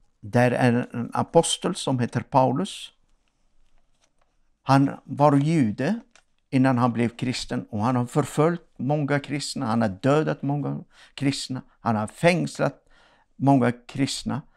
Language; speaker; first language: Swedish; non-native, fluent; Arabic